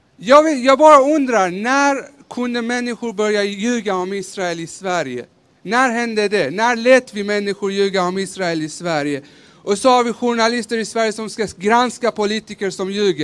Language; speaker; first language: Swedish; early bilingual, other home language; Persian